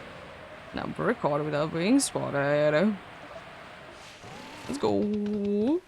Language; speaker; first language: English; non-native, fluent; Finnish